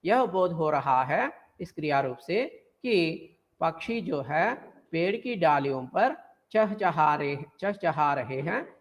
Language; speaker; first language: Hindi; non-native, local second language; Telugu